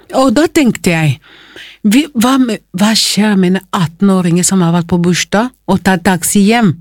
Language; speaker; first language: Norwegian; non-native, fluent; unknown